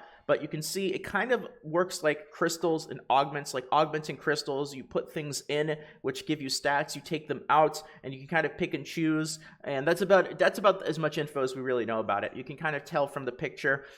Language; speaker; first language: English; native; English